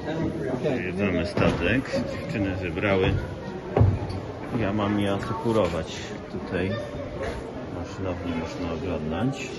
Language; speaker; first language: Polish; native; Polish